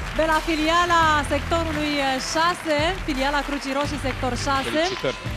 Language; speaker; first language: Romanian; native; Romanian